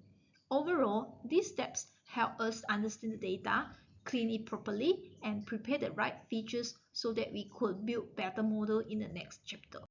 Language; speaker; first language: English; non-native, local second language; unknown